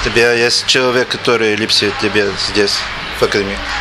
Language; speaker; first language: Russian; non-native, learner; Bulgarian